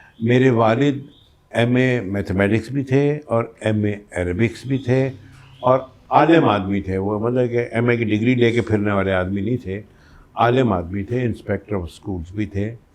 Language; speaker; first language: Urdu; native; Urdu